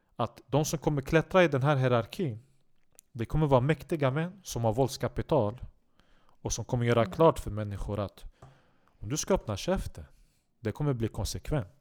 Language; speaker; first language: Swedish; non-native, local second language; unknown